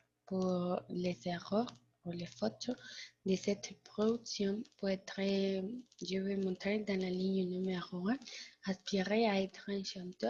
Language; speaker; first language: French; non-native, learner; Spanish